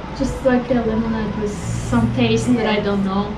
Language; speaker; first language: English; non-native, fluent; Ukrainian